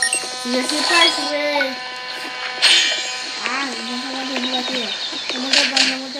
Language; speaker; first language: French; native; French